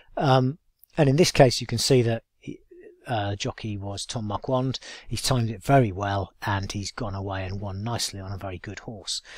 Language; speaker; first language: English; native; English